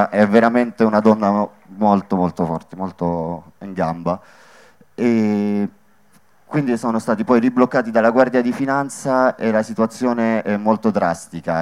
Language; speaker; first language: Italian; native; Italian